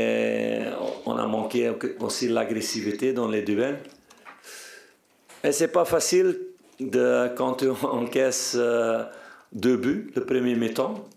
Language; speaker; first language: French; non-native, fluent; Dutch